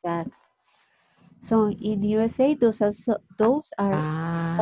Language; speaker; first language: English; non-native, fluent; Spanish